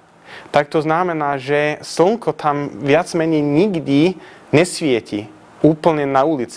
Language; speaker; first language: Slovak; non-native, fluent; Swedish